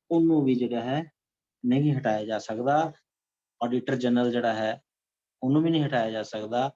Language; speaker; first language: Hindi; non-native, local second language; Punjabi